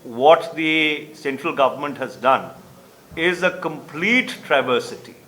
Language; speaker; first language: English; non-native, local second language; Hindi